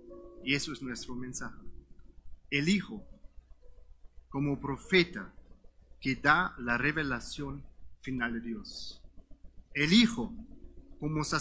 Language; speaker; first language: Spanish; non-native, fluent; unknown